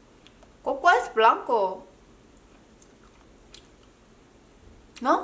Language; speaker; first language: Spanish; non-native, learner; Korean